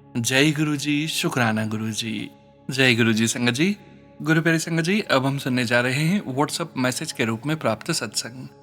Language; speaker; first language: Hindi; native; Hindi